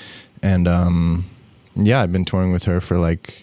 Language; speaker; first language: English; native; English